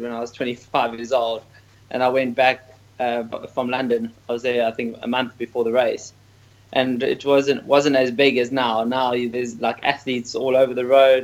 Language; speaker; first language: English; native; English